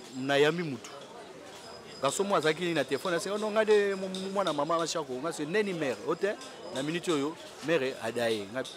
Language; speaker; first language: Lingala; native; Lingala